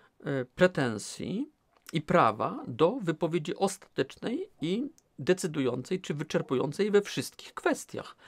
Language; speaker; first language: Polish; native; Polish